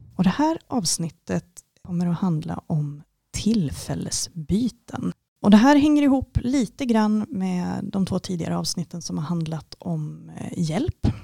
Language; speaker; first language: Swedish; native; Swedish